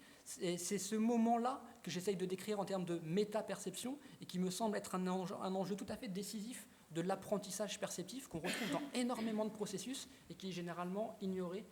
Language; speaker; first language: French; native; French